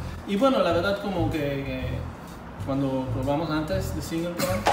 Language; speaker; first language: Spanish; non-native, fluent; Hebrew